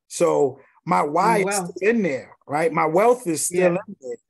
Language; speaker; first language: English; native; English